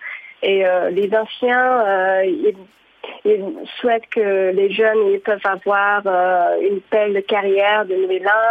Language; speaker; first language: French; non-native, fluent; Chinese